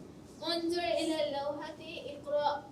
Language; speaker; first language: Arabic; non-native, learner; Urdu